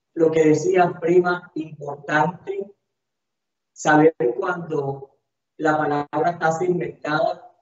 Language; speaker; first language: Spanish; native; Spanish